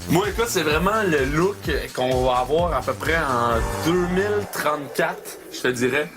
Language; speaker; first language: French; native; French